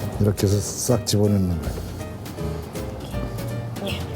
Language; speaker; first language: Korean; native; Korean